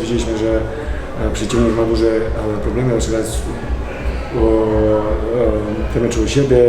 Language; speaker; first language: Polish; non-native, fluent; Serbian